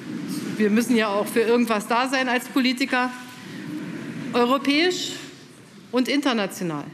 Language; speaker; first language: German; native; German